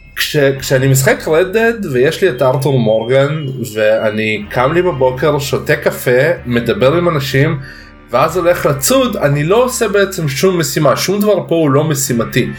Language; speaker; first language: Hebrew; early bilingual, other home language; Russian